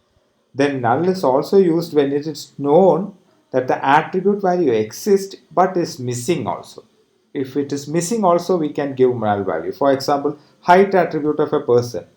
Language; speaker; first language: English; non-native, local second language; Malayalam